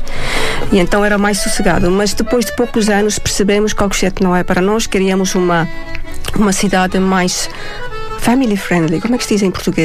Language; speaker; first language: Portuguese; non-native, fluent; Estonian